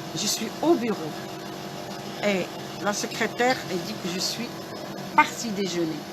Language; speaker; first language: French; non-native, local second language; Arabic